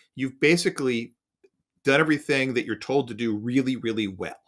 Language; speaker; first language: English; native; English